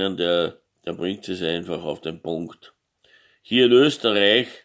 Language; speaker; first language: German; native; German